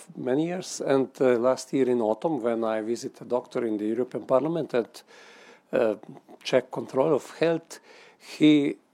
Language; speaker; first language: English; non-native, fluent; Slovenian